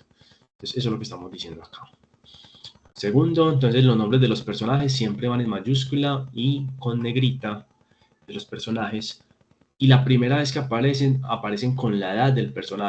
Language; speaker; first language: Spanish; native; Spanish